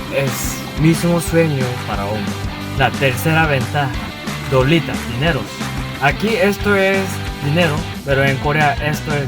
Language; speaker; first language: Spanish; non-native, learner; Korean